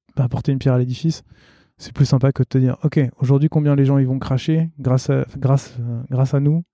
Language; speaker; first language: French; native; French